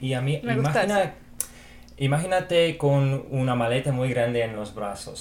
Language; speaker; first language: Spanish; non-native, fluent; English